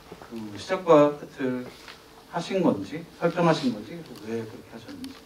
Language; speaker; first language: Korean; native; Korean